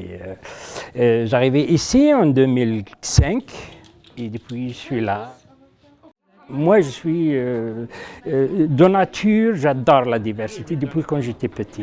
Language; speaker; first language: French; non-native, local second language; Arabic